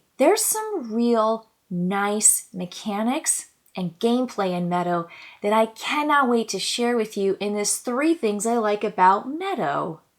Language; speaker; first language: English; native; English